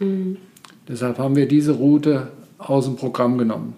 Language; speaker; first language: German; native; German